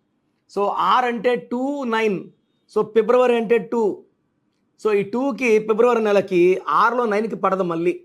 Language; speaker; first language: Telugu; native; Telugu